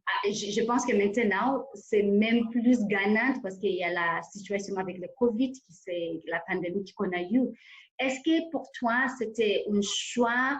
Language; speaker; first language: French; non-native, fluent; English